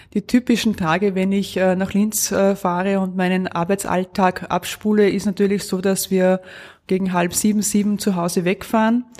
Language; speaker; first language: German; native; German